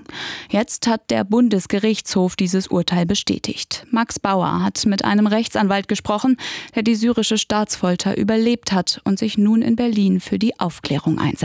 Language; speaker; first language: German; native; German